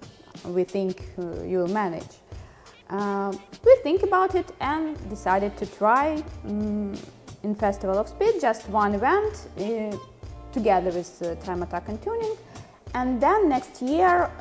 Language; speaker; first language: English; non-native, fluent; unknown